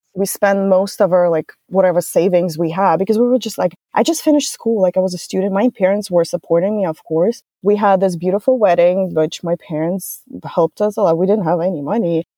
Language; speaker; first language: English; non-native, fluent; Russian